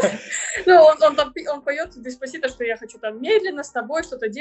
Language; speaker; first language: Russian; native; Russian